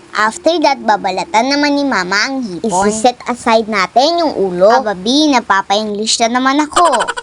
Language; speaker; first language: Filipino; non-native, local second language; Bikol